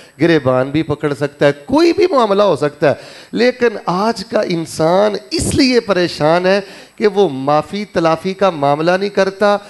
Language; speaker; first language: Urdu; non-native, local second language; Punjabi